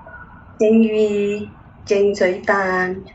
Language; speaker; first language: Cantonese; non-native, learner; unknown